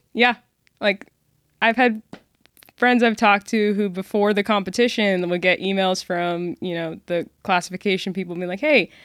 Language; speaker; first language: English; native; English